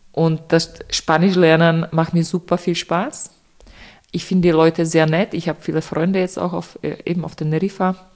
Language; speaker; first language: German; non-native, fluent; Czech